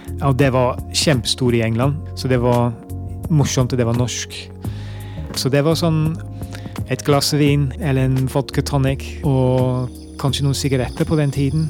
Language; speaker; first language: Norwegian; non-native, fluent; English